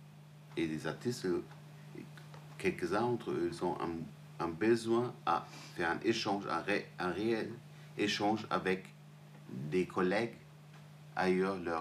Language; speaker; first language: French; non-native, fluent; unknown